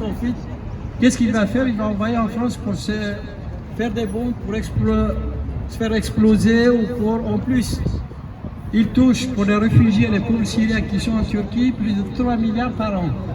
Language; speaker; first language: French; non-native, fluent; Kurdish